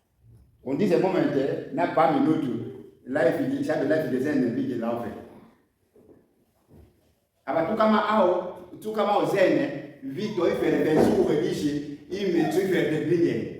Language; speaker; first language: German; non-native, learner; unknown